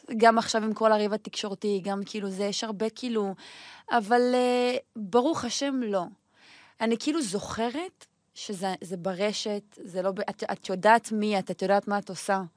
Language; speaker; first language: Hebrew; native; Hebrew